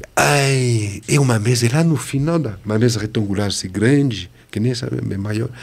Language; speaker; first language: Portuguese; non-native, fluent; French